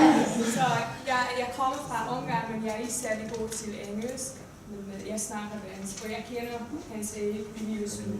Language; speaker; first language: Danish; non-native, fluent; Hungarian